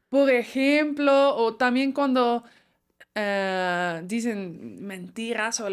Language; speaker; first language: Spanish; non-native, fluent; Dutch